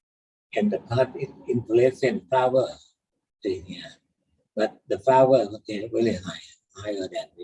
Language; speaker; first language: English; non-native, learner; Thai